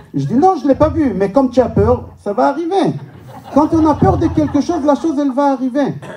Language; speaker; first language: French; non-native, fluent; Hebrew